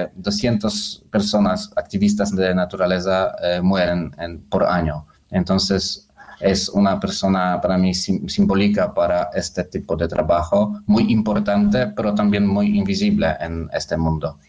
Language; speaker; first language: Spanish; non-native, learner; Polish